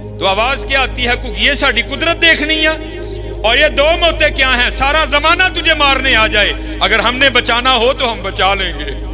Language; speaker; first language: Urdu; non-native, local second language; Punjabi